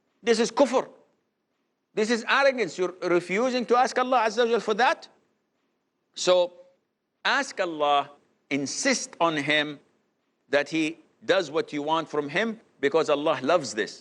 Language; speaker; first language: English; non-native, fluent; Arabic